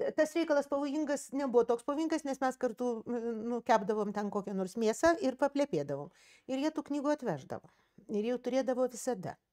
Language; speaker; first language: Lithuanian; native; Lithuanian